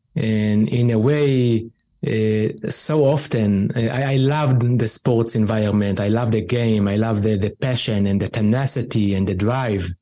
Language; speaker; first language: English; non-native, fluent; Hebrew